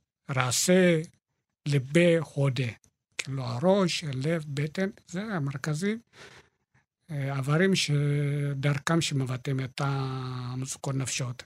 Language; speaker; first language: Hebrew; non-native, fluent; Amharic